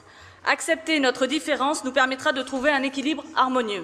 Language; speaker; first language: French; native; French